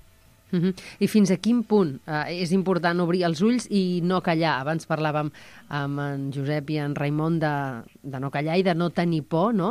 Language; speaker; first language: Catalan; native; Catalan